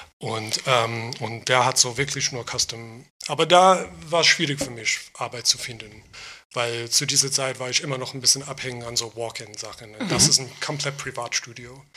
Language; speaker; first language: German; non-native, fluent; English